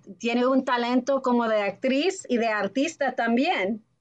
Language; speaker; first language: Spanish; non-native, learner; English